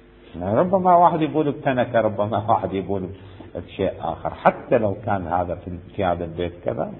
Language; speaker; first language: Arabic; native; Arabic